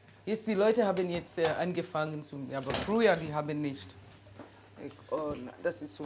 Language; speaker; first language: German; non-native, learner; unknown